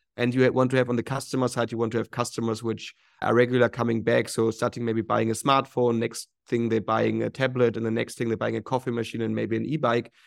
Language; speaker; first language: English; non-native, fluent; German